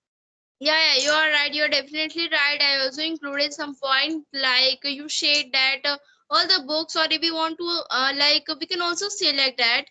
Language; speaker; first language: English; non-native, learner; Hindi